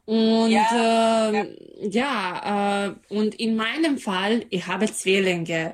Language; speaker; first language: German; non-native, learner; Serbian